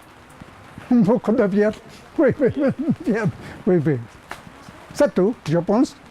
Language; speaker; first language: French; non-native, learner; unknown